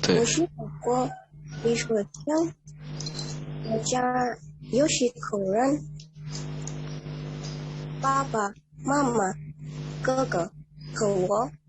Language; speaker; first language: Chinese; non-native, learner; Indonesian